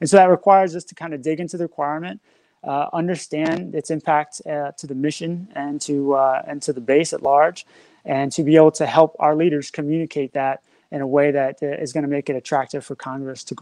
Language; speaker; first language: English; native; English